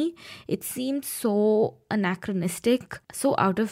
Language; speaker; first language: English; non-native, local second language; Hindi